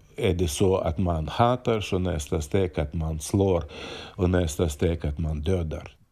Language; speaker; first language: Swedish; non-native, fluent; Ukrainian